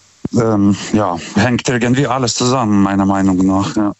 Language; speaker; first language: German; native; German